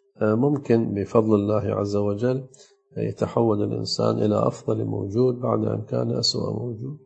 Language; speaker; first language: Arabic; native; Arabic